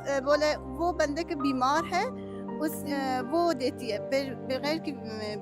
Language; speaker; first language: Hindi; non-native, learner; Persian